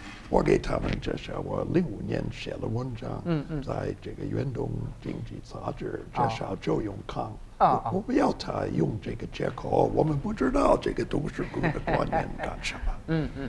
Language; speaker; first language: Chinese; non-native, fluent; English